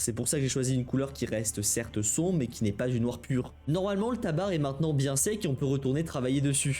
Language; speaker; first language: French; native; French